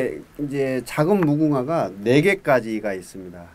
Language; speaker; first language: Korean; native; Korean